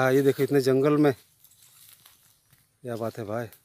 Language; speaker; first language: Hindi; non-native, local second language; Gujarati